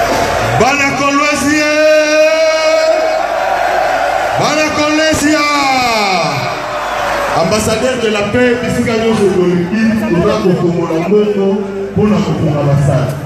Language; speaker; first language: French; non-native, local second language; Lingala